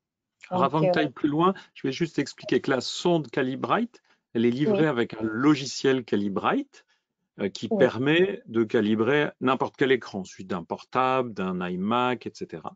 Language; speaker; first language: French; native; French